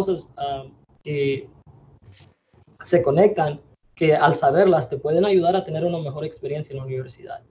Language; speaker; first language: Spanish; early bilingual, other home language; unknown